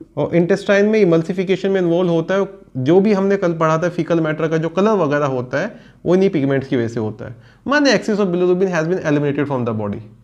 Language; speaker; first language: Hindi; native; Hindi